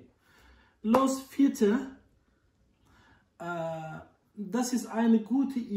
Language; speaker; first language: German; non-native, learner; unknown